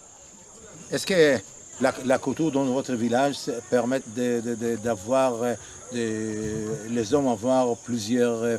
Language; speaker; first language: French; non-native, learner; Hebrew